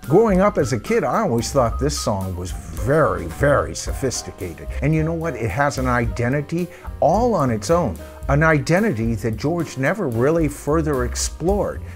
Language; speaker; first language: English; native; English